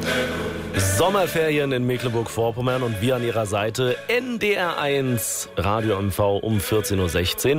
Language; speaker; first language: German; native; German